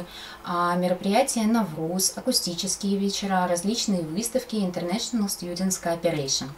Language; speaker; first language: Russian; native; Russian